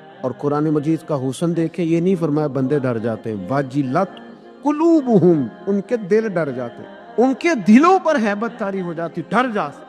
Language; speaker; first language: Urdu; non-native, local second language; Punjabi